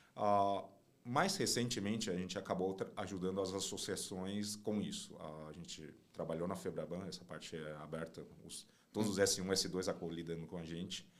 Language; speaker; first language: Portuguese; non-native, fluent; Chinese